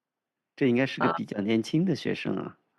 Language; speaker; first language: Chinese; native; Chinese